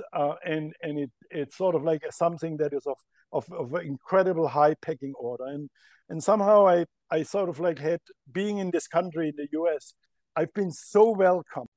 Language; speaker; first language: English; non-native, fluent; German